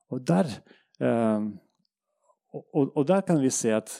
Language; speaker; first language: Norwegian; non-native, fluent; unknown